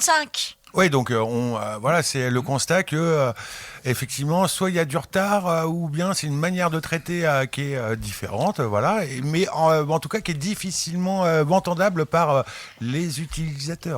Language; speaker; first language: French; native; French